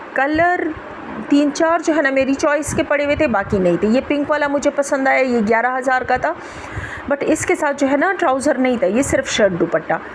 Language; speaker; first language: Urdu; non-native, local second language; Pashto